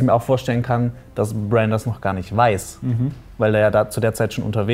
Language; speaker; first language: German; native; German